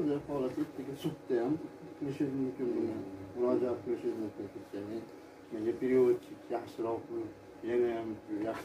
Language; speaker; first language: Russian; non-native, learner; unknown